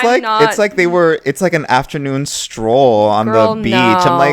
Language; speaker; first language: English; native; English